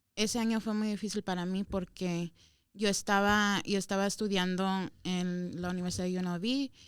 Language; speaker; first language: Spanish; early bilingual, heritage; Spanish